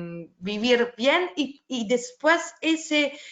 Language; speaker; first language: Spanish; non-native, fluent; Italian